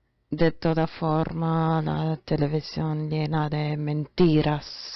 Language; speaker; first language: Spanish; non-native, fluent; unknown